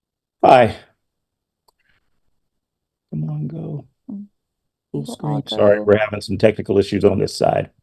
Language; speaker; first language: English; native; English